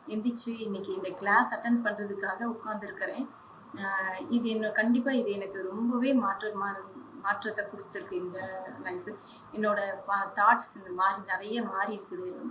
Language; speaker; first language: Tamil; non-native, local second language; Hindi